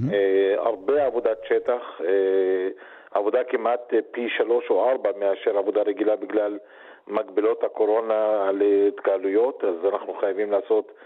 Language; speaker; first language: Hebrew; non-native, local second language; Arabic